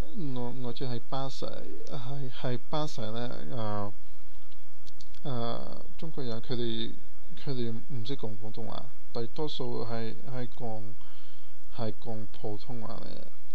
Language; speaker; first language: Cantonese; non-native, learner; Portuguese